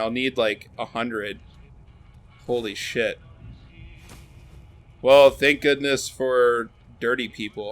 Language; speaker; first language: English; native; English